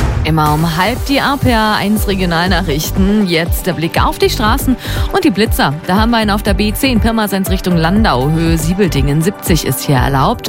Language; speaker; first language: German; native; German